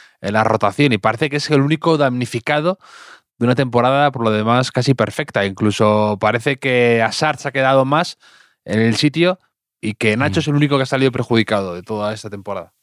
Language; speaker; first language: Spanish; native; Spanish